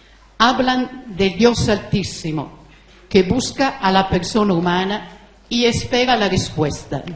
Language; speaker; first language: Spanish; non-native, fluent; Italian